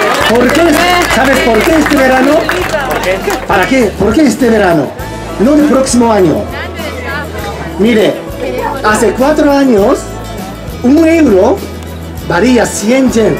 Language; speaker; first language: Spanish; non-native, learner; Japanese